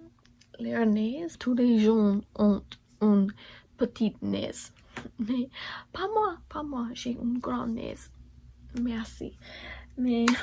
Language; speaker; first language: French; non-native, learner; English